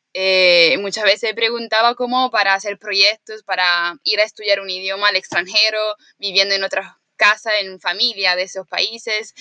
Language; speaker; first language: Spanish; non-native, fluent; Italian